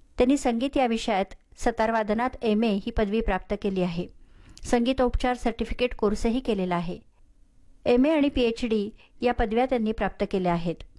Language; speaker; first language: Marathi; native; Marathi